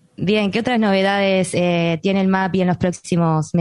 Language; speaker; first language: Spanish; native; Spanish